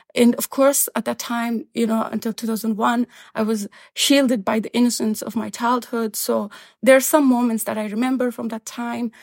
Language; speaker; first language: English; non-native, fluent; Pashto